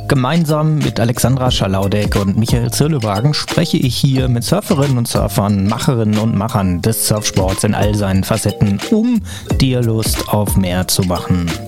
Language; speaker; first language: German; native; German